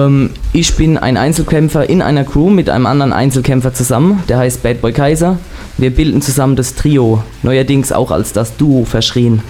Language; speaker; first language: German; native; German